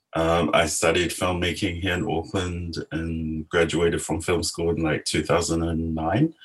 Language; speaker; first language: English; native; English